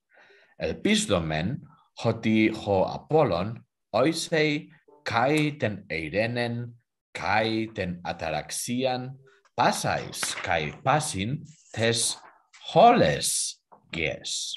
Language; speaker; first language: Greek; non-native, learner; German